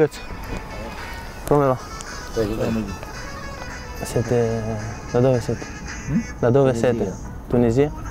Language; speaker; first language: Italian; non-native, learner; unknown